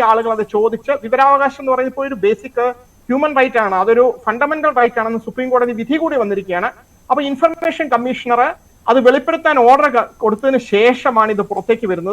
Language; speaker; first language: Malayalam; native; Malayalam